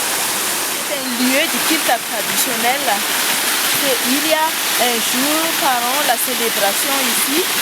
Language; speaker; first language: French; non-native, local second language; Malagasy